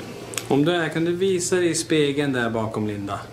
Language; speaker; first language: Swedish; native; Swedish